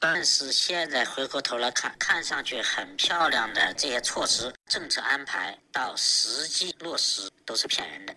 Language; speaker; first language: Chinese; native; Chinese